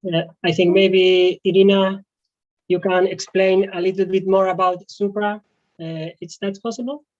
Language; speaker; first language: English; non-native, fluent; Spanish